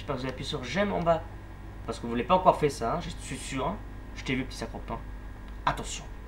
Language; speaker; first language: French; native; French